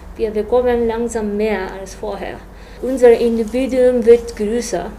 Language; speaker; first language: German; non-native, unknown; Japanese